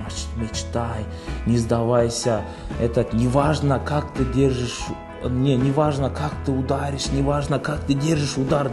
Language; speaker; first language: Russian; non-native, local second language; Kyrgyz